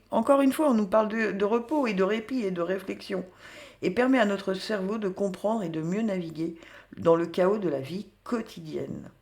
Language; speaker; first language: French; native; French